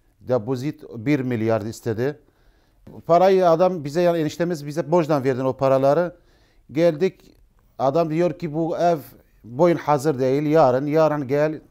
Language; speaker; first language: Turkish; non-native, learner; Arabic